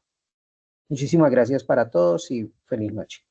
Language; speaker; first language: Spanish; native; Spanish